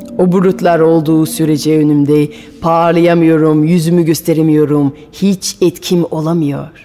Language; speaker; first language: Turkish; non-native, fluent; French